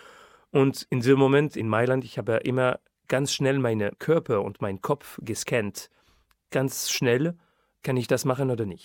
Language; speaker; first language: German; non-native, fluent; French